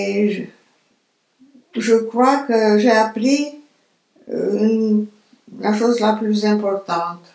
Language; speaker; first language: French; non-native, fluent; Romanian